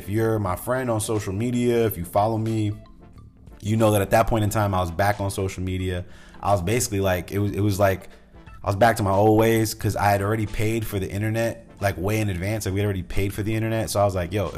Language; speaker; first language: English; native; English